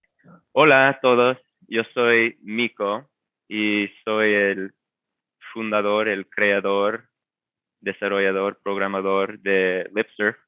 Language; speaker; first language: Spanish; non-native, fluent; English